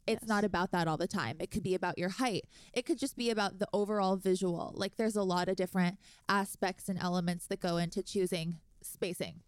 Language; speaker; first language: English; native; English